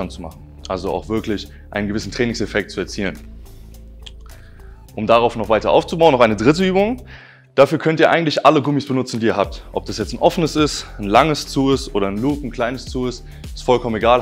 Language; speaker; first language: German; native; German